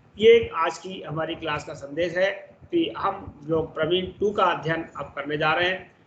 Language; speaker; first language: Hindi; native; Hindi